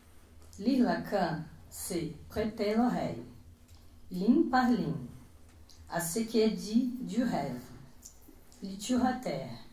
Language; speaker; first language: French; non-native, fluent; Portuguese